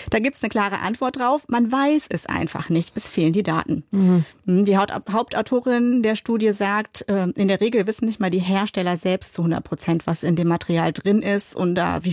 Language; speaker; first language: German; native; German